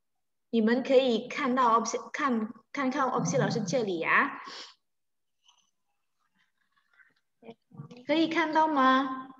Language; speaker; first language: Chinese; non-native, fluent; Indonesian